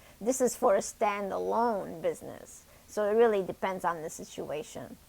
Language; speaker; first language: English; native; English